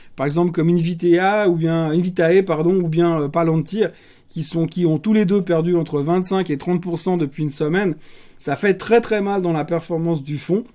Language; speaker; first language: French; native; French